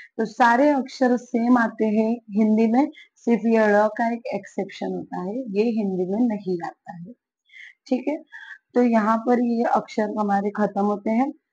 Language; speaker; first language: Hindi; native; Hindi